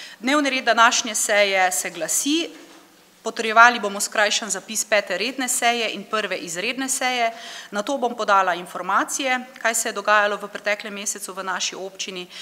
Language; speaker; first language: Slovenian; native; Slovenian